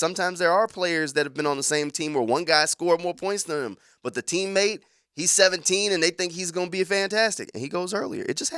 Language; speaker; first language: English; native; English